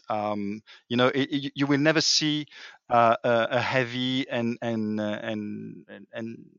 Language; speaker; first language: English; non-native, fluent; French